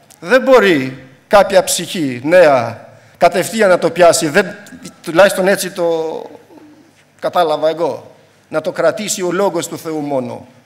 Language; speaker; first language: Greek; non-native, fluent; Albanian